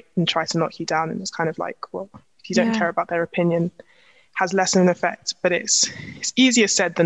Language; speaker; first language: English; native; English